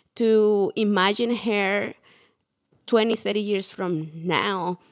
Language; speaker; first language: English; non-native, fluent; Spanish